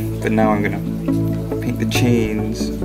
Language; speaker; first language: English; native; English